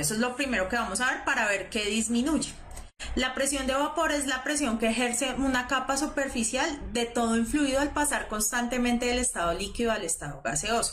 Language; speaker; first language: Spanish; native; Spanish